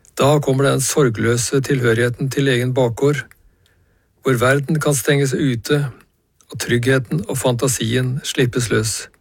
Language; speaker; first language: Norwegian; native; Norwegian